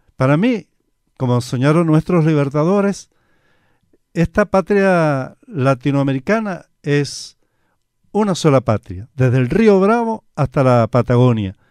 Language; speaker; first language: Spanish; native; Spanish